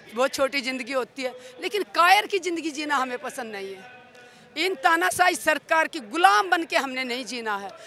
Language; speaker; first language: Hindi; native; Hindi